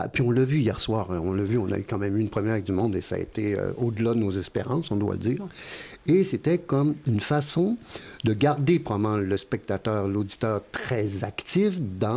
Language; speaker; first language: French; native; French